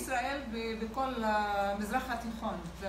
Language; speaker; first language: Hebrew; non-native, local second language; Arabic